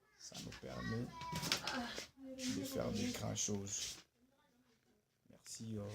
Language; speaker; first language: French; non-native, local second language; Swahili